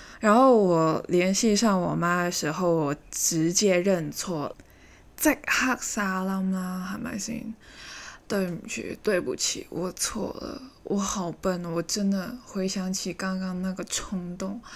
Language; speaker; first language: Chinese; native; Chinese